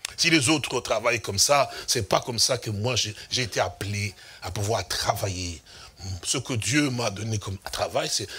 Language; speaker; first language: French; non-native, local second language; Lingala